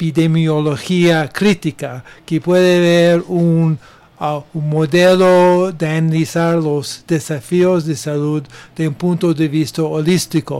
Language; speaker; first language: Spanish; non-native, learner; English